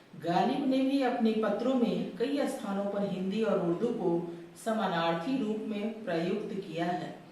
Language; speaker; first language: Hindi; native; Hindi